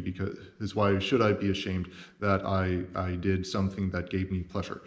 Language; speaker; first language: English; native; English